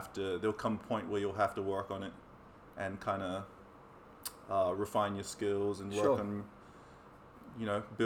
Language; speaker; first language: English; native; English